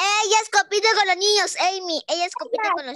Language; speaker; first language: Spanish; native; Spanish